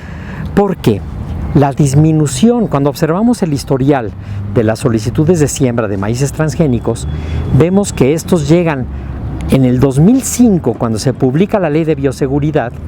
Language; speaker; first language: Spanish; native; Spanish